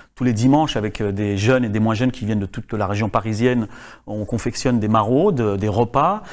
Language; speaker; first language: French; native; French